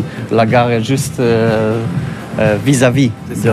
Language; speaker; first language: French; non-native, learner; Polish